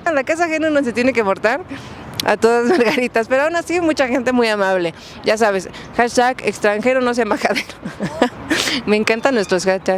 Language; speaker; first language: Spanish; native; Spanish